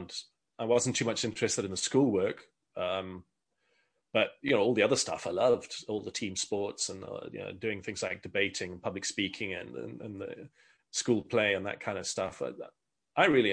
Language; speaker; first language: English; native; English